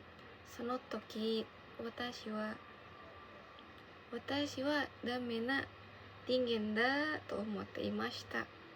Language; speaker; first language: Japanese; non-native, learner; Indonesian